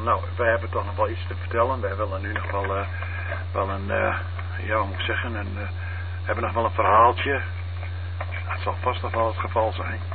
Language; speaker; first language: Dutch; native; Dutch